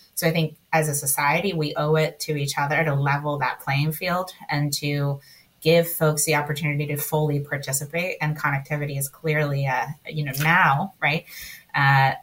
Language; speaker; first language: English; early bilingual, other home language; Spanish